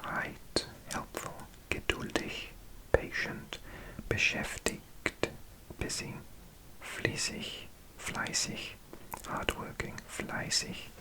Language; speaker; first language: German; non-native, learner; English